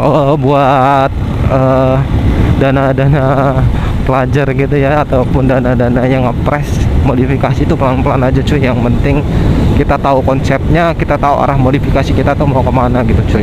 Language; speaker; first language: Indonesian; native; Indonesian